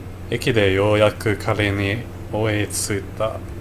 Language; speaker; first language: Japanese; non-native, learner; English